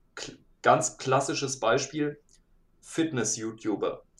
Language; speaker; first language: German; native; German